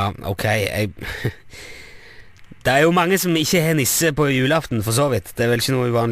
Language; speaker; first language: Norwegian; native; Norwegian